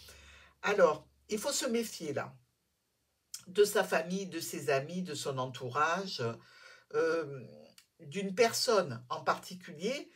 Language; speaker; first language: French; native; French